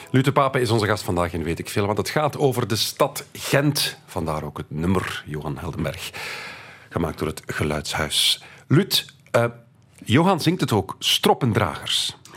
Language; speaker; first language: Dutch; native; Dutch